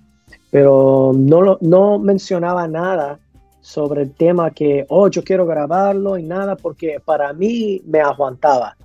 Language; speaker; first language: Spanish; early bilingual, heritage; English